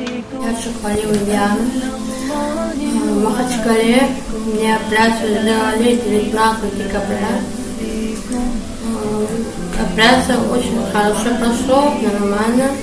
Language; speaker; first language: Russian; non-native, local second language; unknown